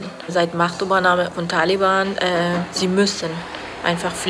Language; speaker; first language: German; non-native, learner; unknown